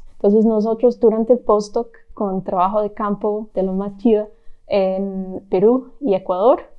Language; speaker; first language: Spanish; non-native, fluent; English